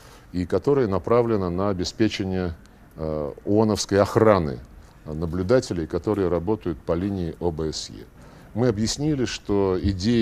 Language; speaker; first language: Russian; native; Russian